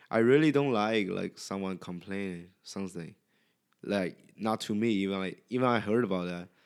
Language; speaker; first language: English; non-native, learner; Chinese